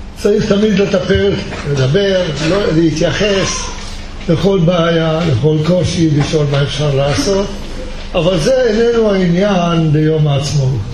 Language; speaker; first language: Hebrew; non-native, fluent; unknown